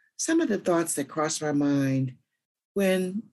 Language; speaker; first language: English; native; English